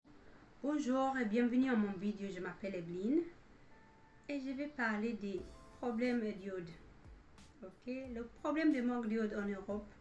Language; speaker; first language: French; non-native, fluent; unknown